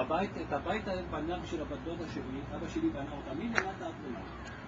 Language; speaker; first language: Hebrew; non-native, fluent; Ladino